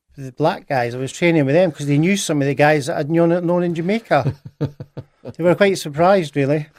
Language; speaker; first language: English; native; English